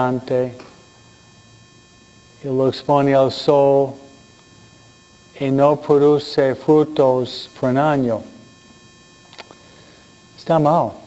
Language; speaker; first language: Spanish; non-native, fluent; English